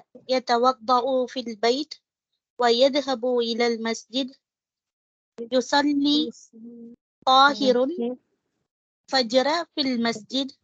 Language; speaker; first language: Arabic; non-native, learner; Tamil